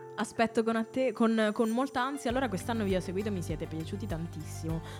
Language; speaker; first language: Italian; native; Italian